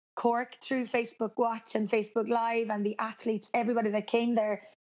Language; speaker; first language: English; native; English